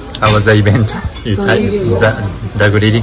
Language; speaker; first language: Japanese; native; Japanese